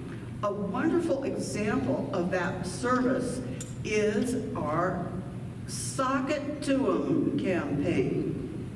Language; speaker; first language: English; native; English